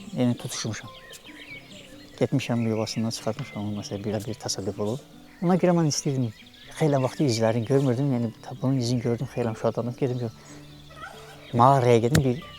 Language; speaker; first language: Azerbaijani; non-native, local second language; Talysh